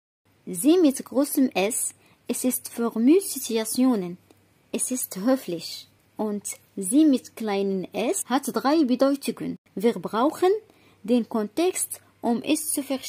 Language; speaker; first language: German; non-native, fluent; Arabic